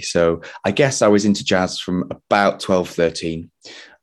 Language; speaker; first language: English; native; English